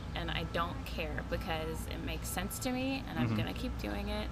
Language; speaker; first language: English; native; English